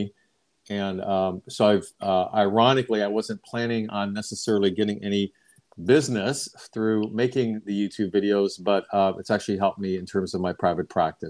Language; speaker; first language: English; native; English